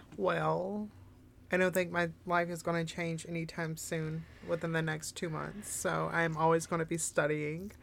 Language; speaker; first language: English; early bilingual, other home language; German